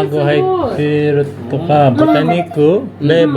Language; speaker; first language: Japanese; non-native, fluent; Filipino